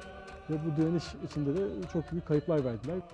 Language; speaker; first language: Turkish; native; Turkish